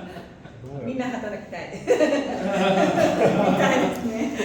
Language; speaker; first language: Japanese; non-native, learner; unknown